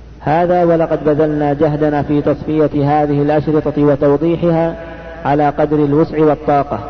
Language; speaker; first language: Arabic; native; Arabic